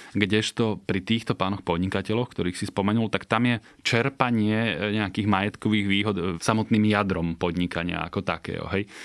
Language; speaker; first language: Slovak; native; Slovak